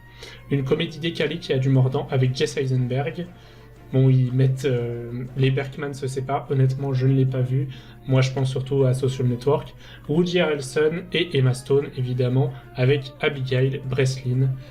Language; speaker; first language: French; native; French